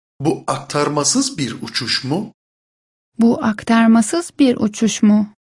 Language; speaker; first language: Turkish; non-native, fluent; Persian